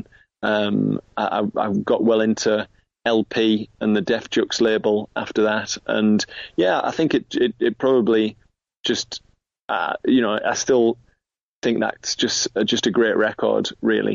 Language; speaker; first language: English; native; English